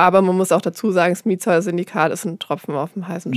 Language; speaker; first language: German; native; German